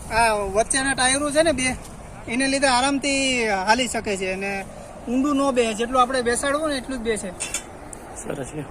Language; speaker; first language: Gujarati; native; Gujarati